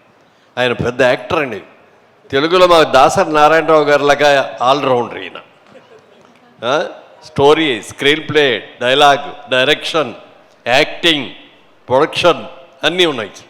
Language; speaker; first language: Telugu; native; Telugu